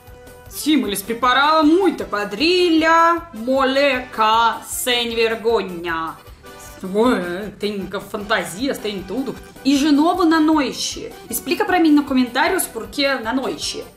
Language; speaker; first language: Portuguese; non-native, learner; Russian